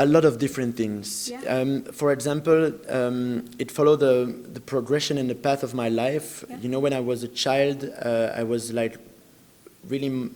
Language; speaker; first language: English; non-native, fluent; French